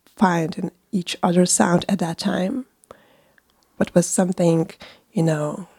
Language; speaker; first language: English; non-native, fluent; Lithuanian